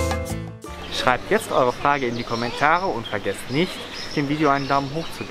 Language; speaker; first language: German; native; German